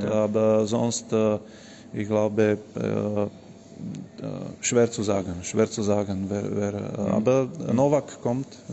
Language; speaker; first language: German; non-native, fluent; Slovak